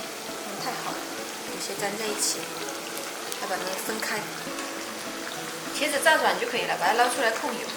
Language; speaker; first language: Chinese; native; Chinese